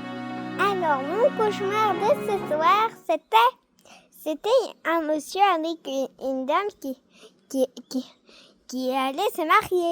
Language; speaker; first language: French; early bilingual, heritage; French